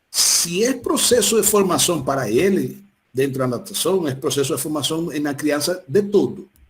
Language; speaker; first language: Portuguese; non-native, fluent; Spanish